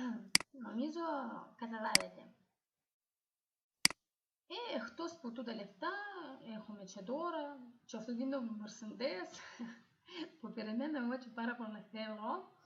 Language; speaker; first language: Greek; non-native, fluent; Russian